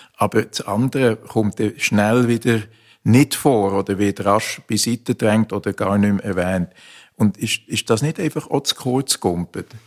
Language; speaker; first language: German; native; German